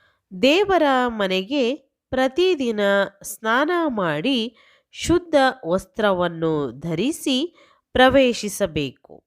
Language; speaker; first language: Kannada; native; Kannada